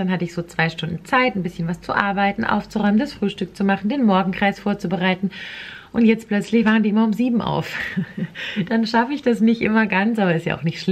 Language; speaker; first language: German; native; German